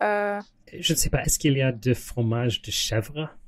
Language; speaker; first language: French; non-native, learner; English